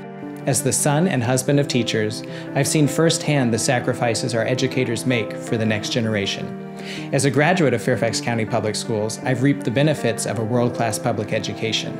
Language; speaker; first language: English; native; English